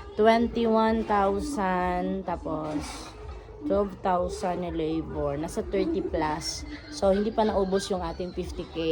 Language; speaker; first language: Filipino; non-native, local second language; Cebuano